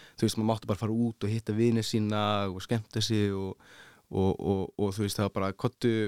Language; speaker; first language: Icelandic; early bilingual, heritage; Icelandic